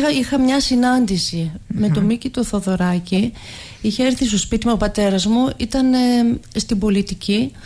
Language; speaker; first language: Greek; early bilingual, heritage; Greek